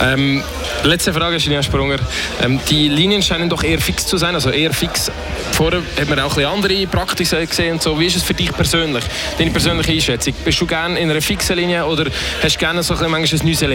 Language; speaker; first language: German; native; German